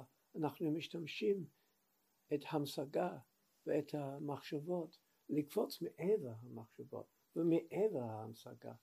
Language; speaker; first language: Hebrew; non-native, fluent; English